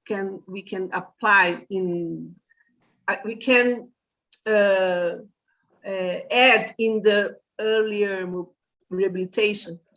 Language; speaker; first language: English; non-native, fluent; Portuguese